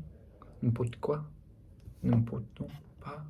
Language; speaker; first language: French; non-native, learner; English